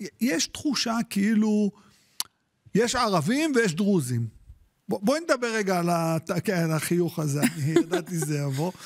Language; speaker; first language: Hebrew; native; Hebrew